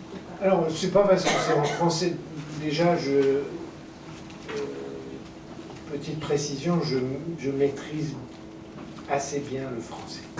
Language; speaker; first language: French; early bilingual, other home language; Persian